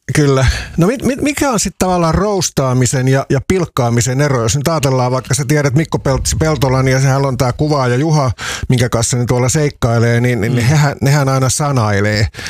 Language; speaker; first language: Finnish; native; Finnish